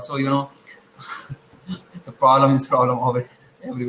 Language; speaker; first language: English; non-native, learner; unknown